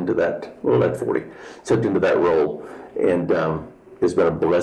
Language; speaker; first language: English; native; English